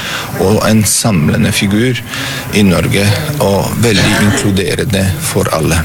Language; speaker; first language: Norwegian; non-native, fluent; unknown